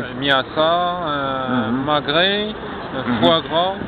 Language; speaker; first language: Russian; non-native, learner; French